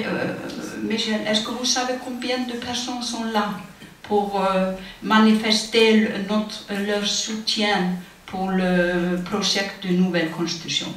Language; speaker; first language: French; non-native, learner; Icelandic